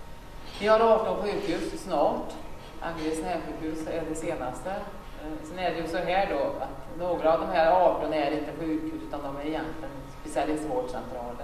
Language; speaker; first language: Swedish; native; Swedish